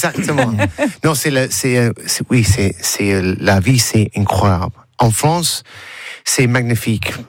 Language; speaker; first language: French; non-native, learner; English